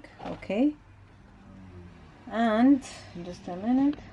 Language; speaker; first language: English; non-native, learner; Arabic